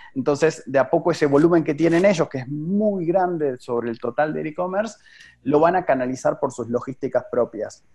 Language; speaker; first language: Spanish; native; Spanish